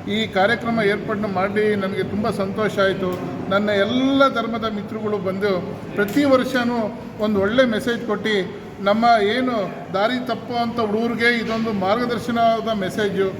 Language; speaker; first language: Kannada; native; Kannada